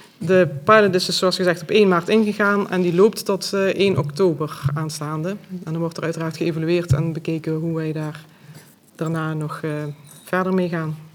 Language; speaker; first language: Dutch; native; Dutch